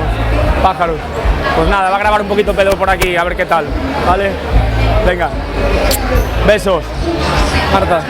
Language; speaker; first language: Spanish; native; Spanish